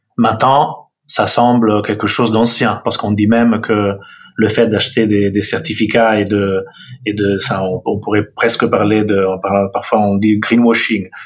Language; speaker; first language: French; non-native, fluent; Italian